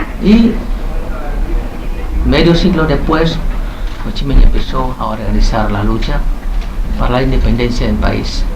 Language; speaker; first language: Spanish; non-native, fluent; Vietnamese